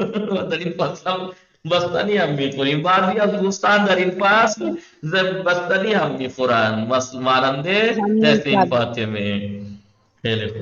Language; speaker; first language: Persian; non-native, fluent; Urdu